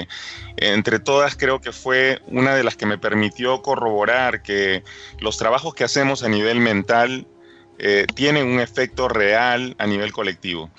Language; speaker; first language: Spanish; native; Spanish